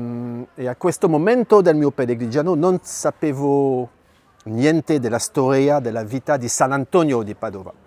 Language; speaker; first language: Italian; non-native, fluent; French